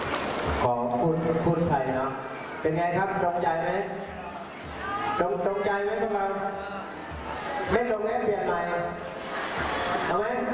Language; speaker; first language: Thai; non-native, local second language; Hmong